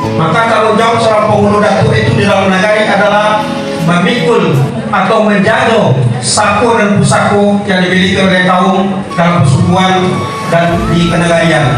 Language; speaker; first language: Indonesian; non-native, local second language; Minangkabau